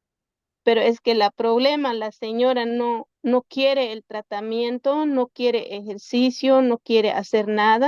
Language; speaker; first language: Spanish; non-native, local second language; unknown